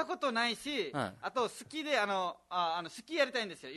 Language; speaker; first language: Japanese; non-native, fluent; Nepali